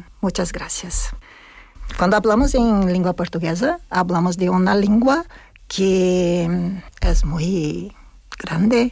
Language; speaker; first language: Spanish; non-native, fluent; Portuguese